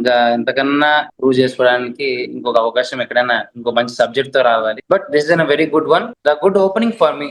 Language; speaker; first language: Telugu; native; Telugu